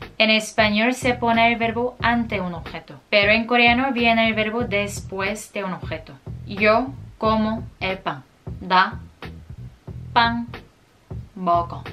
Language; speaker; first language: Spanish; non-native, fluent; Korean